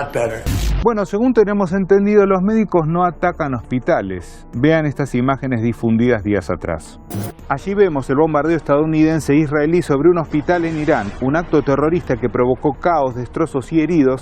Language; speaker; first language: Spanish; native; Spanish